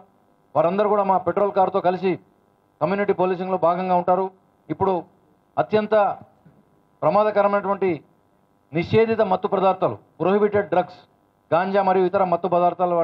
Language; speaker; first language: Telugu; native; Telugu